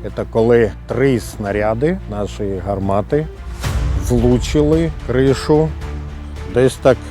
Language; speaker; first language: Ukrainian; early bilingual, other home language; Russian